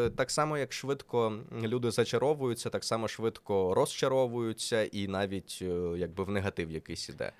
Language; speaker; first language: Ukrainian; non-native, local second language; Russian